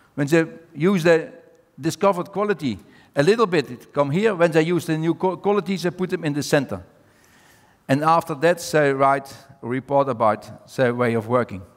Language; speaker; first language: English; non-native, fluent; Dutch